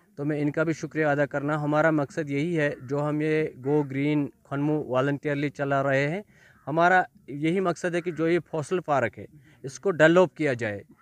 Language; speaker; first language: Urdu; non-native, local second language; Kashmiri